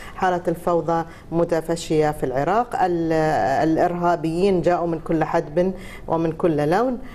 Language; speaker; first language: Arabic; native; Arabic